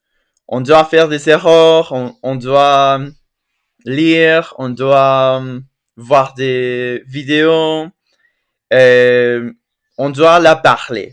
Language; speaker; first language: French; non-native, fluent; Spanish